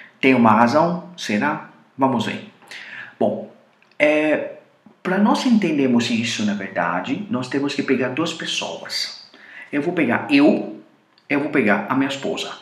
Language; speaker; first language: Portuguese; non-native, fluent; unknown